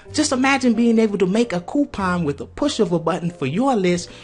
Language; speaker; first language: English; native; English